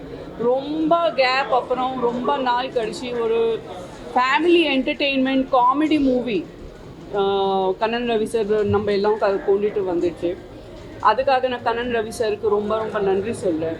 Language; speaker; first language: Tamil; non-native, fluent; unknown